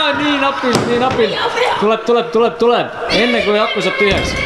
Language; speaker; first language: Estonian; native; Estonian